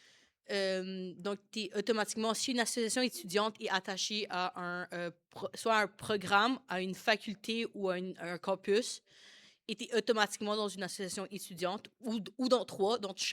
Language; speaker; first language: French; native; French